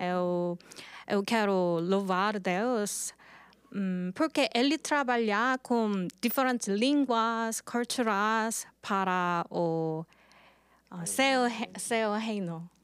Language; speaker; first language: Portuguese; non-native, learner; Korean